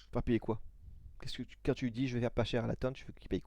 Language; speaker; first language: French; native; French